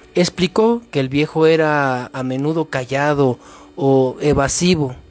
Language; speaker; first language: Spanish; native; Spanish